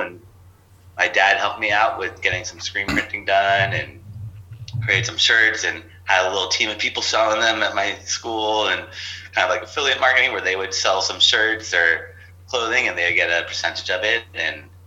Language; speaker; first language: English; native; English